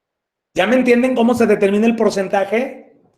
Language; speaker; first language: Spanish; native; Spanish